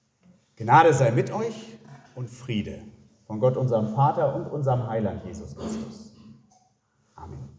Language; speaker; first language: German; native; German